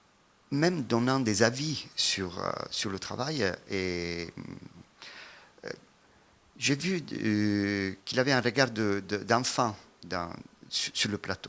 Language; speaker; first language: French; non-native, fluent; Italian